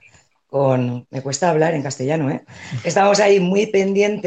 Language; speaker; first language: Spanish; non-native, local second language; Catalan